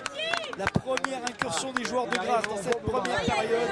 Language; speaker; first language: French; native; French